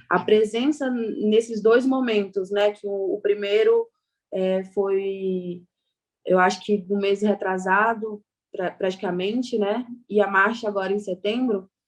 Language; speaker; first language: Portuguese; non-native, local second language; Kayapó